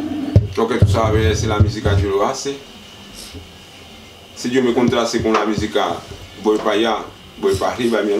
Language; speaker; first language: Spanish; non-native, learner; Haitian Creole